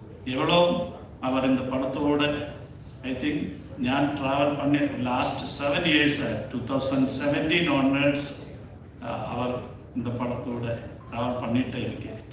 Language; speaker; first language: Tamil; non-native, learner; Malayalam